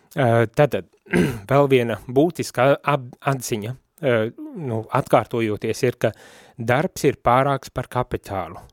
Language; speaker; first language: Latvian; native; Latvian